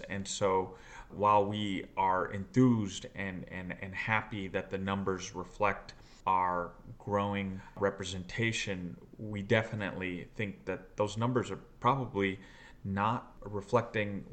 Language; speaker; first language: English; native; English